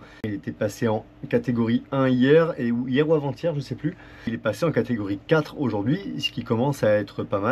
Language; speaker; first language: French; native; French